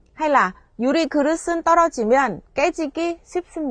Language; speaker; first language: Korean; non-native, fluent; Vietnamese